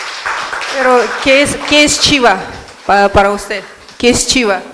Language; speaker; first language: Spanish; non-native, learner; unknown